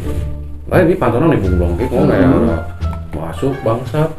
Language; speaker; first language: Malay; non-native, local second language; Sundanese